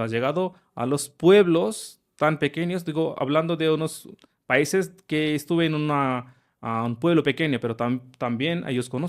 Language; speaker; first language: Spanish; non-native, fluent; Hindi